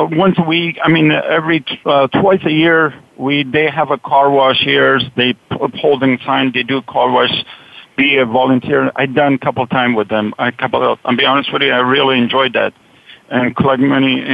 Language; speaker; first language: English; non-native, fluent; Persian